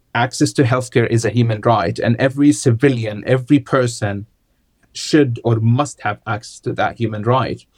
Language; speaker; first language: English; non-native, fluent; Arabic